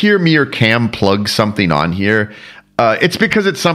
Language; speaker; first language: English; native; English